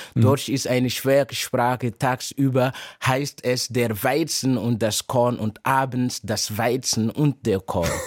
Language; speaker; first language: German; non-native, fluent; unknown